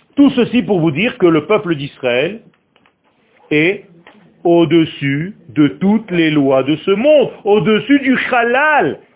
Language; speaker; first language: French; non-native, fluent; Hebrew